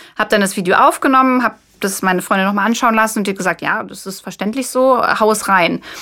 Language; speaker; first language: German; native; German